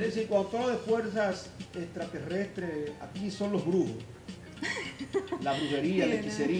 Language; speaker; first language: Spanish; native; Spanish